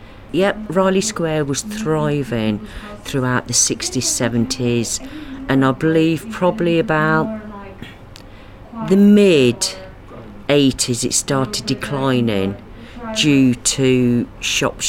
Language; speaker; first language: English; native; English